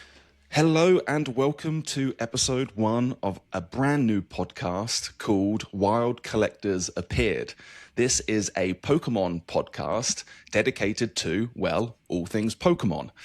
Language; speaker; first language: English; native; English